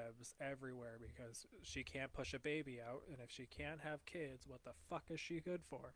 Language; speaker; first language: English; native; English